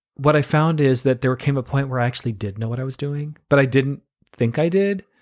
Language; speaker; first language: English; native; English